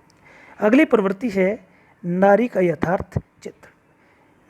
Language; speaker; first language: Hindi; native; Hindi